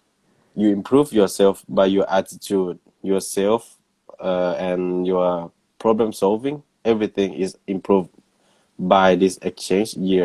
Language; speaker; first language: English; non-native, learner; Thai